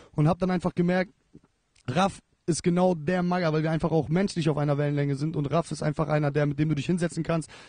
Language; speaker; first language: German; native; German